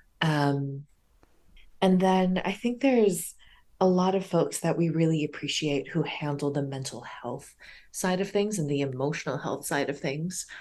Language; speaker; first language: English; early bilingual, other home language; Chinese